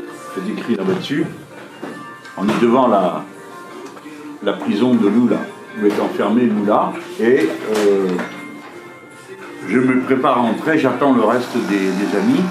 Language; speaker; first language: French; native; French